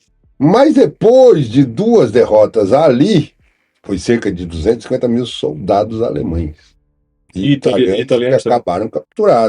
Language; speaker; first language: Portuguese; native; Portuguese